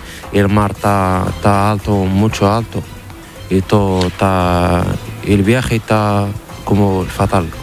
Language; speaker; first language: Spanish; non-native, learner; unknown